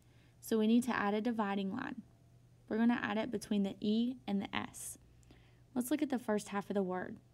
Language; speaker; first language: English; native; English